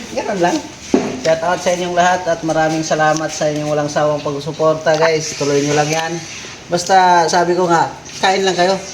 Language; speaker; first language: Filipino; native; Filipino